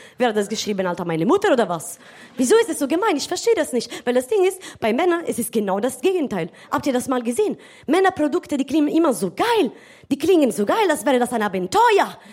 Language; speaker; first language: German; non-native, fluent; Italian